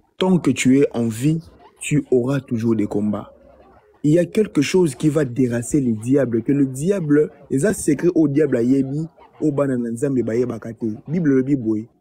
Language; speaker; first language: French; non-native, local second language; Lingala